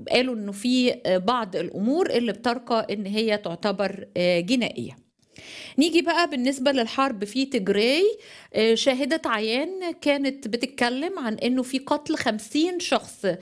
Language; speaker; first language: Arabic; native; Arabic